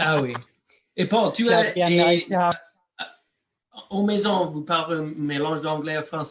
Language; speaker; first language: French; non-native, learner; English